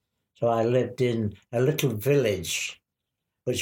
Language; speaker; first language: English; native; English